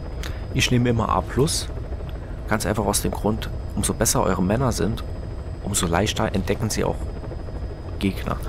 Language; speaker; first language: German; native; German